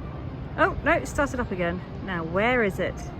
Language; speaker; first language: English; native; English